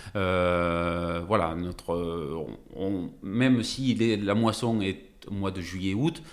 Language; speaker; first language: French; native; French